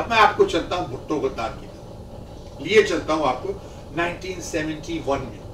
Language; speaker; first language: Urdu; native; Urdu